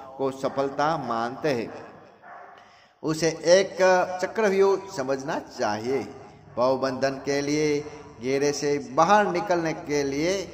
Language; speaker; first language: Hindi; non-native, local second language; Gujarati